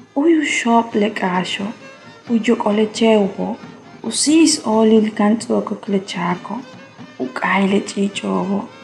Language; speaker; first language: Spanish; native; Spanish